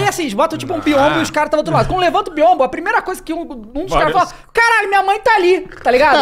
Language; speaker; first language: Portuguese; native; Portuguese